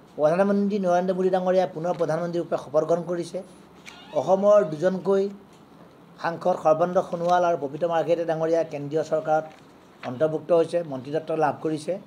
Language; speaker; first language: Assamese; native; Assamese